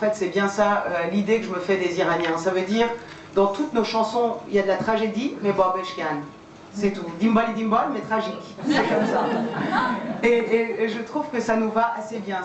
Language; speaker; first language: French; early bilingual, other home language; Persian